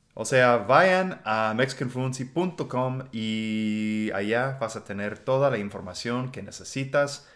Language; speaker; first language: Spanish; non-native, fluent; English